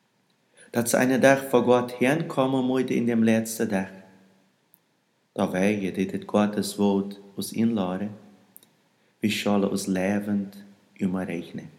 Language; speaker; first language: German; non-native, learner; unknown